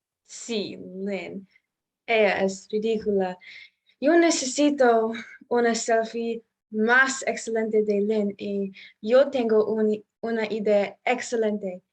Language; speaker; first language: Spanish; non-native, learner; English